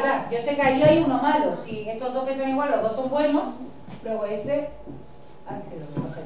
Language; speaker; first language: Spanish; native; Spanish